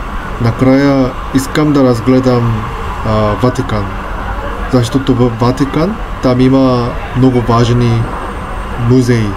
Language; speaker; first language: Bulgarian; non-native, learner; Korean